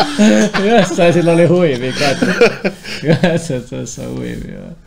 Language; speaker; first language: Finnish; native; Finnish